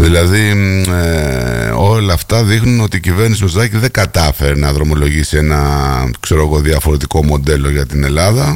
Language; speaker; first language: Greek; native; Greek